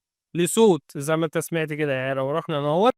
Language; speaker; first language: Arabic; native; Arabic